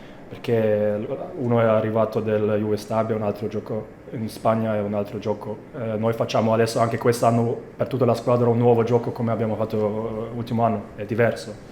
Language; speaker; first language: Italian; non-native, fluent; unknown